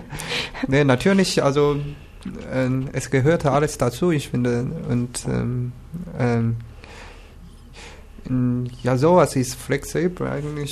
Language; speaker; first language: German; non-native, learner; Chinese